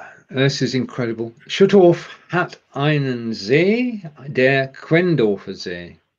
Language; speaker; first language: German; non-native, learner; English